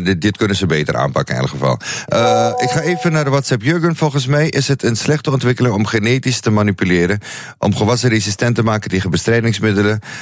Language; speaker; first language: Dutch; native; Dutch